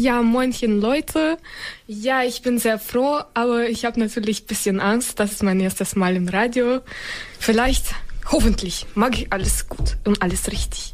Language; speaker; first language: German; non-native, fluent; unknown